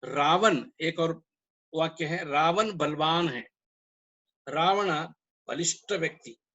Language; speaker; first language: Hindi; non-native, local second language; Kannada